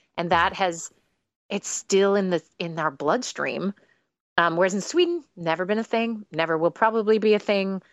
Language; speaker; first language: English; native; English